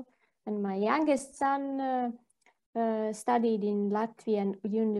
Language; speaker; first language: English; non-native, learner; Latvian